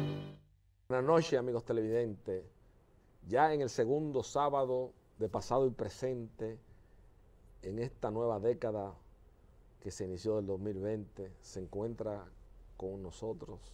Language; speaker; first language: Spanish; native; Spanish